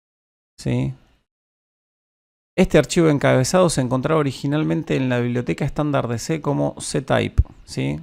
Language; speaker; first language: Spanish; native; Spanish